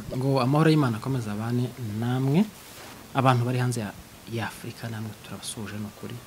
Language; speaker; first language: Kinyarwanda; native; Kinyarwanda